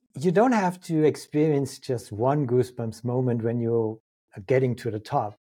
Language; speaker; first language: English; non-native, fluent; German